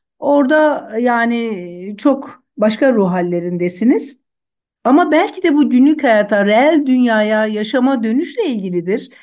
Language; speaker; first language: Turkish; non-native, local second language; Zaza